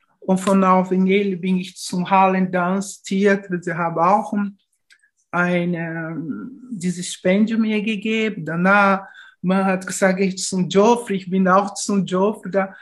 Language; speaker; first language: German; non-native, fluent; Portuguese